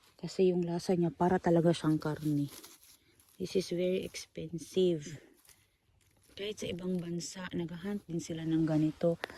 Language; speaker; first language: Filipino; non-native, local second language; Cebuano